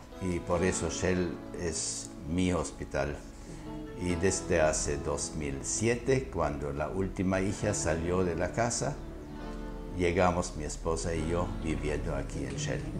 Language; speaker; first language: Spanish; non-native, fluent; German